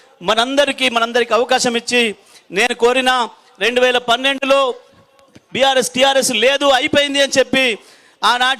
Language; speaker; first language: Telugu; native; Telugu